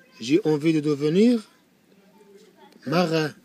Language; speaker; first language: French; non-native, learner; Arabic